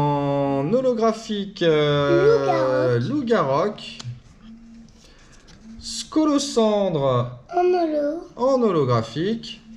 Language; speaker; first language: French; native; French